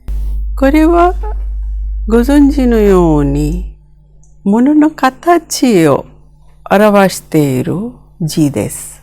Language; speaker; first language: Japanese; non-native, fluent; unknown